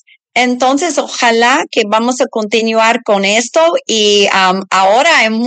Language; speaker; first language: Spanish; early bilingual, other home language; English